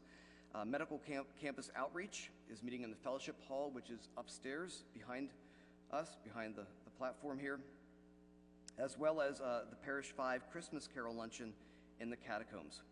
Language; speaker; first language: English; native; English